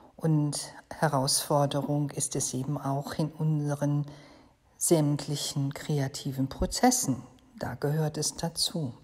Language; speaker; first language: German; native; German